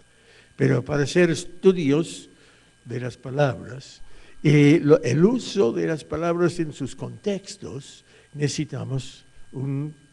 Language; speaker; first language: Spanish; non-native, fluent; English